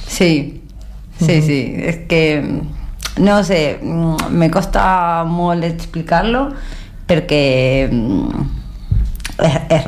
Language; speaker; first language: Catalan; non-native, learner; Spanish